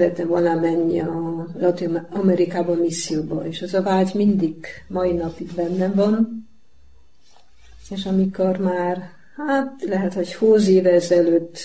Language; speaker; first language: Hungarian; non-native, learner; Polish